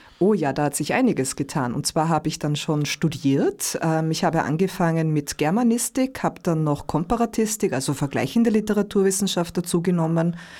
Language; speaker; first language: German; native; German